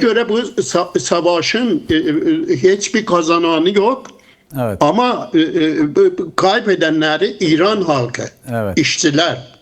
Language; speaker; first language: Turkish; non-native, fluent; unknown